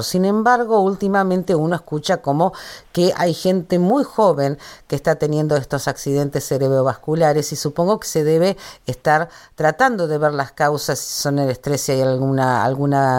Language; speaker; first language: Spanish; native; Spanish